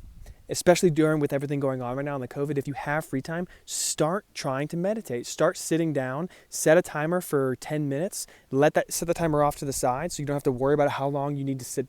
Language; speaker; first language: English; native; English